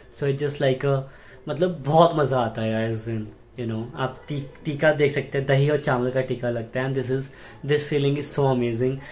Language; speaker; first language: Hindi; non-native, local second language; Nepali